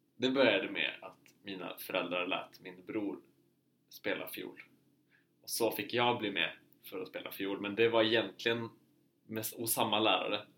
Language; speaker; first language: Swedish; native; Swedish